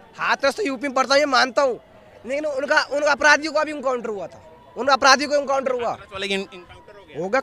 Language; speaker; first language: Hindi; native; Hindi